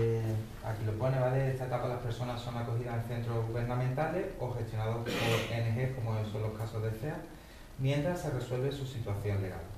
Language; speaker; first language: Spanish; native; Spanish